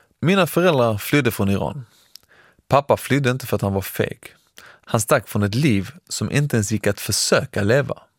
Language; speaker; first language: Swedish; early bilingual, other home language; Persian